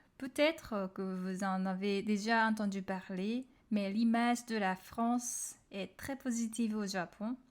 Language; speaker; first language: French; non-native, fluent; Japanese